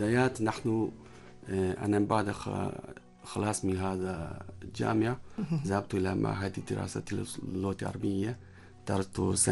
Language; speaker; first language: Arabic; non-native, learner; Chinese